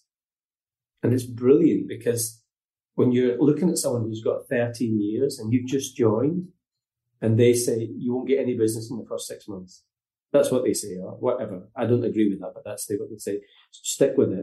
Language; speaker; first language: English; native; English